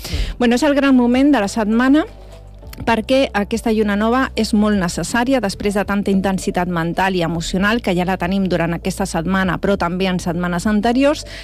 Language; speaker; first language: Catalan; non-native, local second language; Spanish